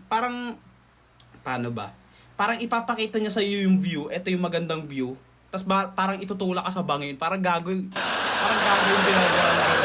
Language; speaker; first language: Filipino; native; Filipino